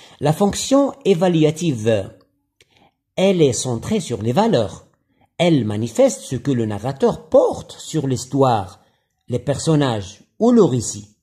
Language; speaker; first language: French; non-native, local second language; Arabic